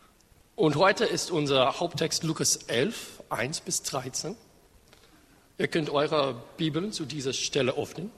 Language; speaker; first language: German; non-native, fluent; English